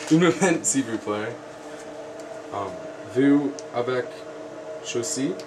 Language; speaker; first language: French; non-native, learner; English